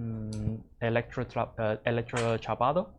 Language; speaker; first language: Spanish; non-native, learner; Chinese